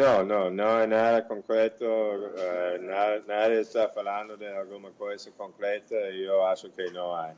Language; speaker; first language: Portuguese; non-native, fluent; English